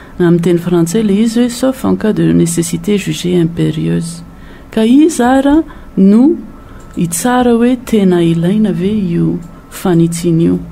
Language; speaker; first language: Malagasy; native; Malagasy